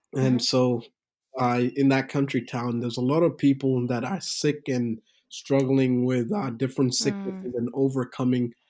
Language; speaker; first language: English; early bilingual, other home language; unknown